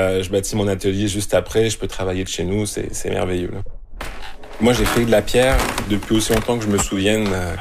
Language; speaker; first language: French; native; French